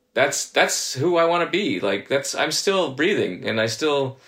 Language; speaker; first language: English; native; English